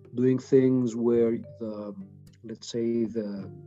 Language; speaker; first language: English; non-native, fluent; Greek